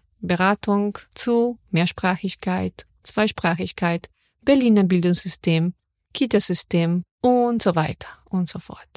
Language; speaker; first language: German; non-native, fluent; Spanish